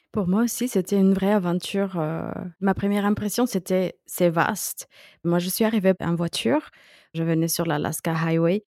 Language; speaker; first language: French; non-native, fluent; Spanish